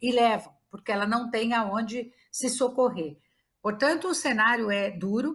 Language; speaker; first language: Portuguese; native; Portuguese